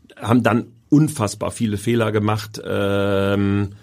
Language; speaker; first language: German; native; German